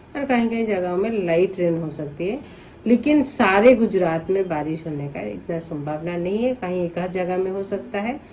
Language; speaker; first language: Hindi; non-native, local second language; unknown